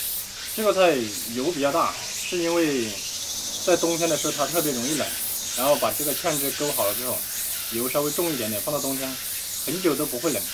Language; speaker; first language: Chinese; native; Chinese